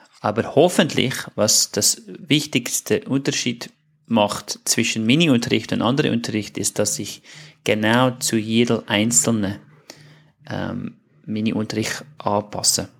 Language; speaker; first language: German; non-native, fluent; English